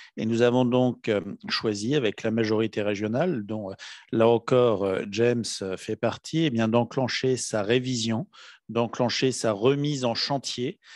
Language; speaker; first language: French; native; French